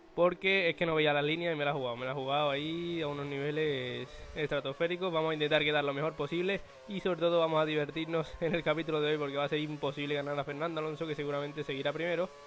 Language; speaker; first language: Spanish; native; Spanish